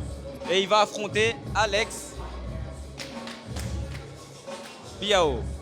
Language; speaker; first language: French; native; French